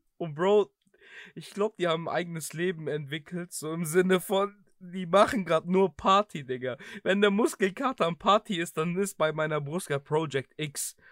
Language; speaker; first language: German; early bilingual, other home language; Greek